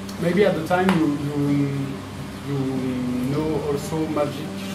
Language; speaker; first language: English; non-native, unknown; French